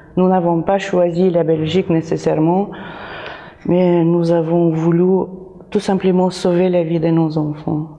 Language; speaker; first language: French; non-native, fluent; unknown